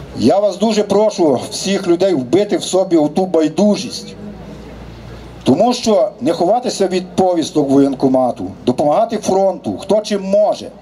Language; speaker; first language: Ukrainian; native; Ukrainian